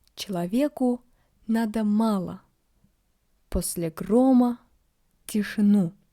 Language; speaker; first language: Russian; native; Russian